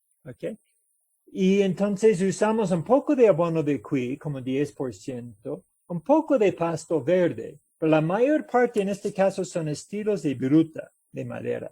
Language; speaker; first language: Spanish; non-native, fluent; English